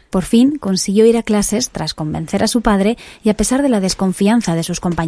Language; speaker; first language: Spanish; native; Spanish